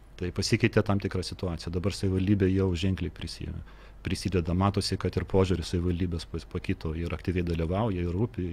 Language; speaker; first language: Lithuanian; native; Lithuanian